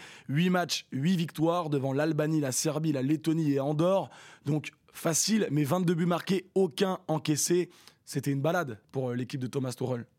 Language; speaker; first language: French; native; French